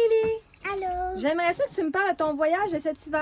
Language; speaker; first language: French; native; French